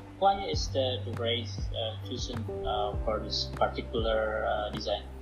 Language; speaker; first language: English; non-native, learner; Indonesian